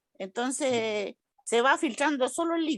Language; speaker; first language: Spanish; native; Spanish